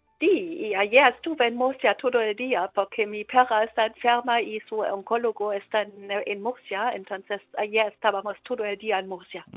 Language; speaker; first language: Spanish; non-native, learner; German